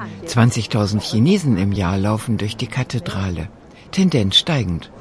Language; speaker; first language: German; native; German